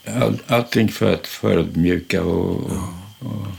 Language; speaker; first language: Swedish; early bilingual, other home language; German